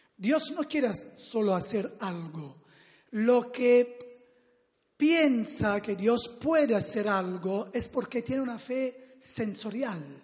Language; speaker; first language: Spanish; non-native, fluent; Italian